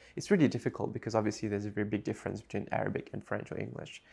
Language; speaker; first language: English; non-native, fluent; French